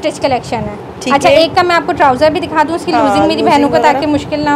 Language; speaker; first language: Urdu; native; Urdu